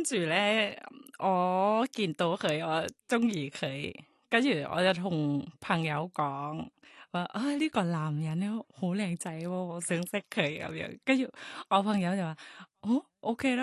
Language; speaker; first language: Cantonese; non-native, learner; Thai